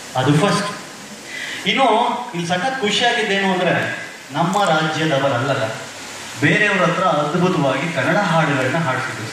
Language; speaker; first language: Kannada; native; Kannada